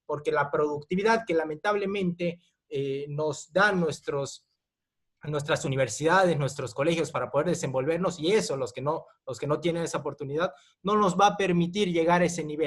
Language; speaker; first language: Spanish; native; Spanish